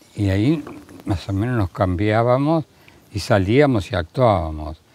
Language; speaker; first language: Spanish; native; Spanish